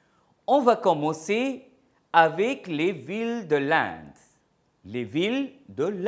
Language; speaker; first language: French; non-native, fluent; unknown